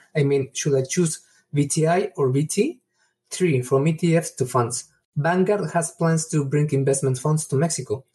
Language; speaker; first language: English; non-native, fluent; Spanish